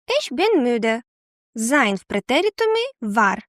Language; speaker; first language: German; non-native, fluent; Ukrainian